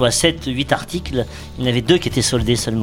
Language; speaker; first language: French; native; French